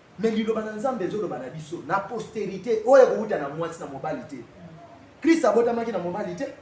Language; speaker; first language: Lingala; non-native, local second language; Kongo